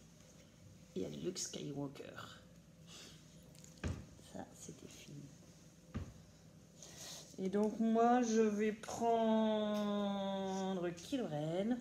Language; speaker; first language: French; native; French